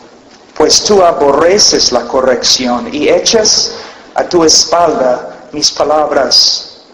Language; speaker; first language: Spanish; non-native, fluent; English